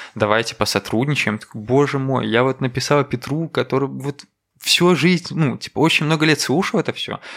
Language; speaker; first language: Russian; native; Russian